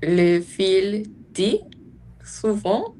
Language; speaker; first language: French; non-native, learner; English